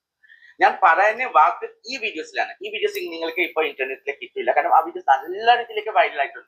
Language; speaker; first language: Malayalam; non-native, learner; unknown